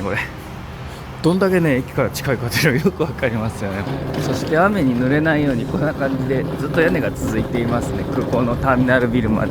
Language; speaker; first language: Japanese; native; Japanese